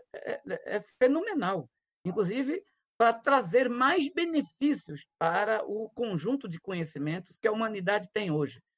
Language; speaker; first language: Portuguese; non-native, local second language; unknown